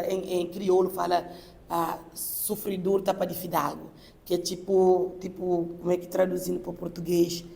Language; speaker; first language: Portuguese; non-native, local second language; Upper Guinea Crioulo